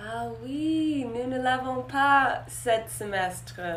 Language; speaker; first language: French; non-native, learner; English